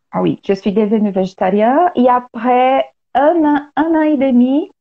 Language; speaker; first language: French; non-native, learner; Portuguese